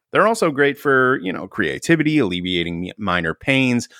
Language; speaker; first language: English; native; English